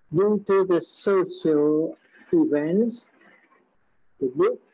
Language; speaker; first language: English; non-native, learner; Vietnamese